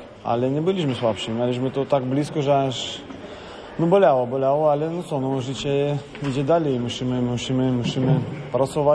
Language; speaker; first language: Polish; non-native, fluent; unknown